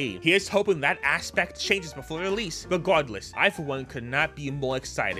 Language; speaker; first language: English; native; English